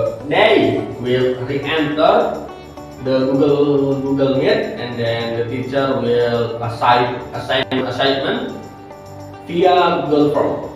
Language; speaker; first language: English; non-native, learner; Indonesian